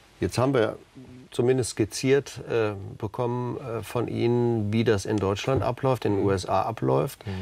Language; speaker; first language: German; native; German